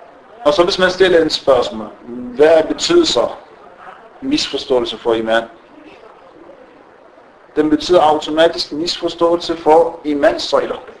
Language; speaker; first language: Danish; non-native, fluent; Arabic